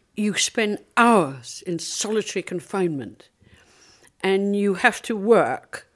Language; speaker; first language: English; native; English